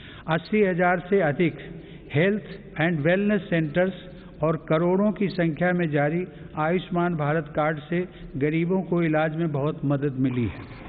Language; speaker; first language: Hindi; native; Hindi